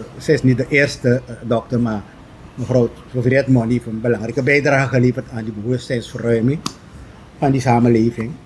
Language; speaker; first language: Dutch; native; Dutch